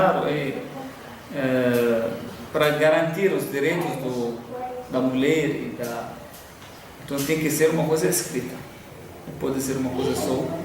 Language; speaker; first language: Portuguese; non-native, fluent; Arabic